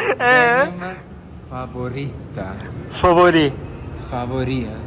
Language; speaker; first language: Turkish; non-native, learner; Italian